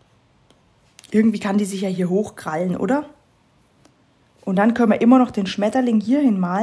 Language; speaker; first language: German; native; German